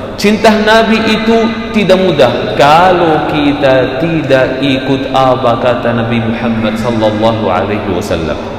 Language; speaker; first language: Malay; non-native, fluent; Arabic